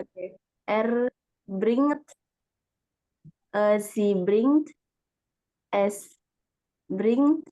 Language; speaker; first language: German; non-native, learner; Indonesian